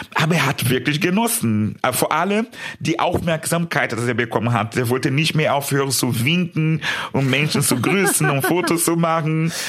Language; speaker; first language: German; non-native, fluent; Portuguese